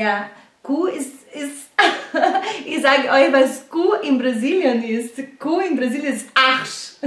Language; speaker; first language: German; non-native, fluent; Portuguese